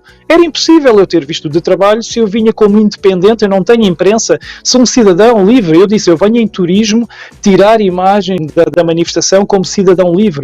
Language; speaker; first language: Portuguese; native; Portuguese